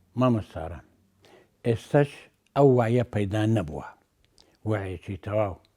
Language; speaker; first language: Central Kurdish; non-native, local second language; Azerbaijani